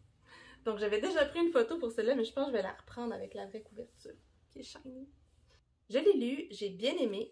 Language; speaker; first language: French; native; French